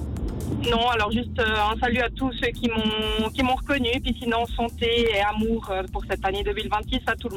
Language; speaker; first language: French; native; French